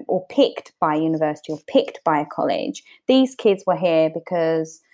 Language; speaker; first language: English; early bilingual, other home language; Bosnian